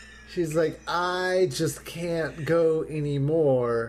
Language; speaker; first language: English; native; English